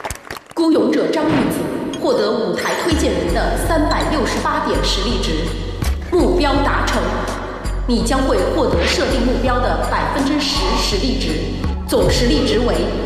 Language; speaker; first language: Chinese; native; Chinese